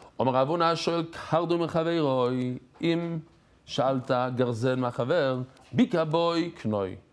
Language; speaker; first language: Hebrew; non-native, fluent; English